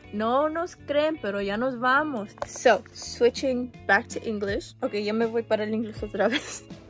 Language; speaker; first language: Spanish; early bilingual, heritage; Spanish